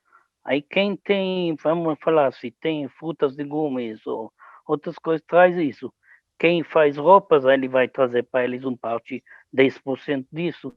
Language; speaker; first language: Portuguese; non-native, learner; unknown